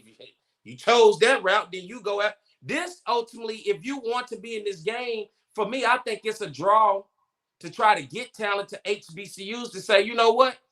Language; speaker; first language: English; native; English